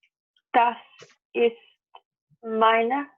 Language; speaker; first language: German; non-native, learner; English